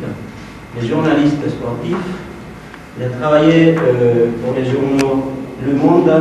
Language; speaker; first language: French; non-native, fluent; Spanish